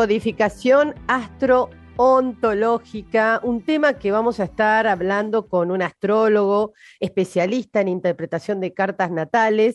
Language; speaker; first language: Spanish; native; Spanish